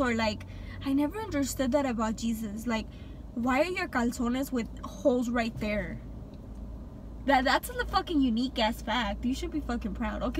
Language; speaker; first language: English; early bilingual, other home language; Spanish